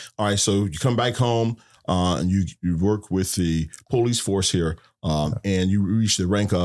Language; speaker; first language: English; native; English